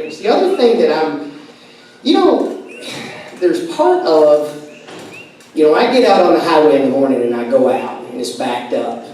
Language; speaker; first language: English; native; English